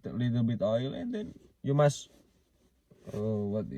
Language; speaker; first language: English; non-native, learner; Indonesian